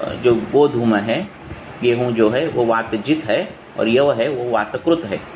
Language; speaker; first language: Hindi; non-native, local second language; Marathi